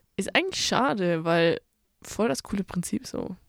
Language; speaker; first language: German; native; German